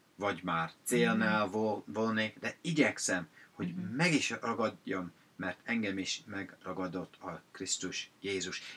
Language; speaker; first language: Hungarian; non-native, fluent; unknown